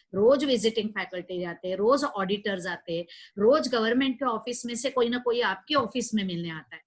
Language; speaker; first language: Hindi; non-native, local second language; Marathi